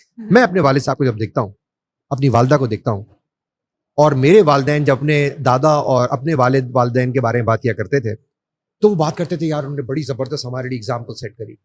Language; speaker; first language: Urdu; native; Urdu